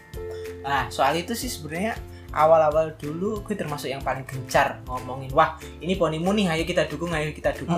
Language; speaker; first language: Indonesian; native; Indonesian